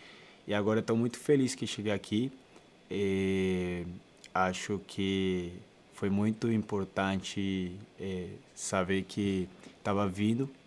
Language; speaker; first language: Portuguese; non-native, learner; Spanish